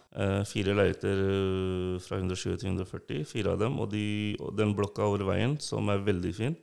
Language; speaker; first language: Norwegian; non-native, local second language; Urdu